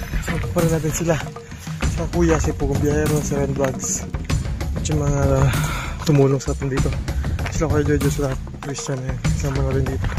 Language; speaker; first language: Filipino; native; Filipino